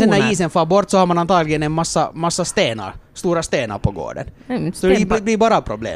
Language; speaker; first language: Swedish; native; Swedish